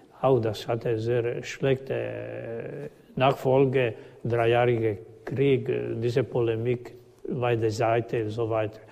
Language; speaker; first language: German; non-native, learner; Croatian